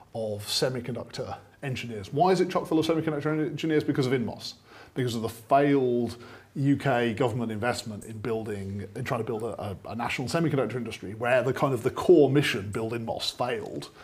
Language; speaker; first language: English; native; English